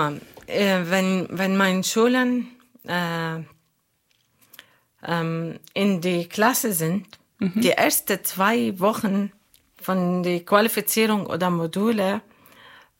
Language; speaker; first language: German; non-native, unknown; Arabic